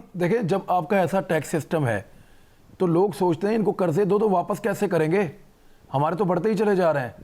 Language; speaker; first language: Urdu; native; Urdu